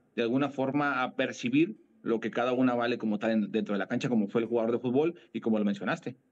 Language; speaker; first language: Spanish; native; Spanish